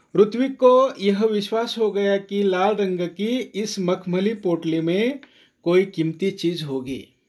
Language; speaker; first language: Hindi; non-native, local second language; Marathi